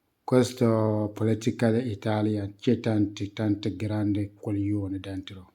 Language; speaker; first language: Italian; non-native, learner; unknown